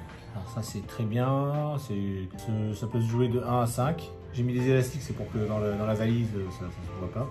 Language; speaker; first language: French; native; French